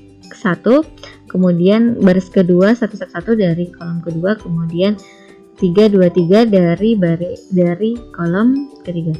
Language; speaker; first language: Indonesian; native; Indonesian